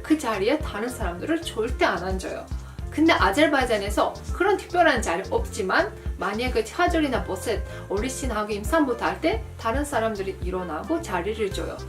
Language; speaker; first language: Korean; non-native, fluent; Azerbaijani